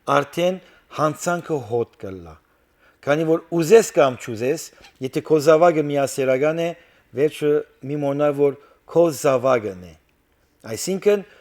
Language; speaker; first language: Armenian; early bilingual, heritage; Armenian